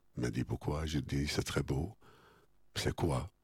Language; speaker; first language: French; non-native, fluent; Arabic